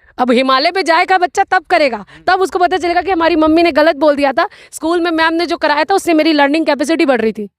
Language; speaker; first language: Hindi; native; Hindi